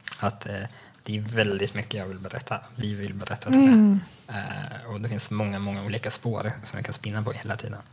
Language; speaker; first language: Swedish; native; Swedish